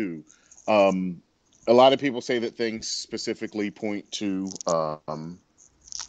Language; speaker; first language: English; native; English